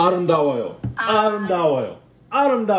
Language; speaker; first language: Korean; non-native, learner; English